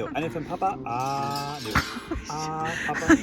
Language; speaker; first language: German; native; German